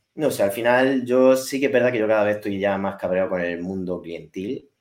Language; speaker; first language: Spanish; native; Spanish